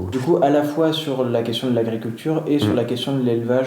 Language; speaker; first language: French; native; French